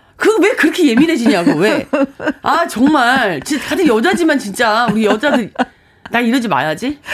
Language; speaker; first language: Korean; native; Korean